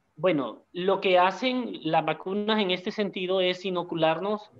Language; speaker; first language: Spanish; native; Spanish